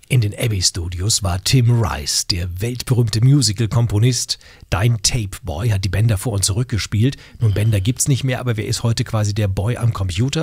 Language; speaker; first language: German; native; German